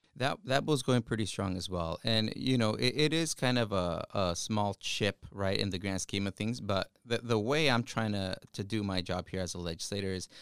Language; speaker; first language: English; early bilingual, other home language; Spanish